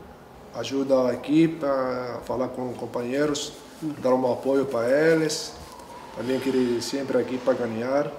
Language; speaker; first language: Portuguese; non-native, learner; Arabic